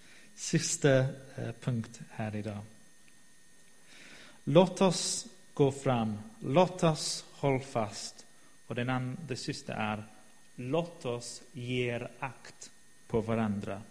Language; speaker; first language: Swedish; non-native, fluent; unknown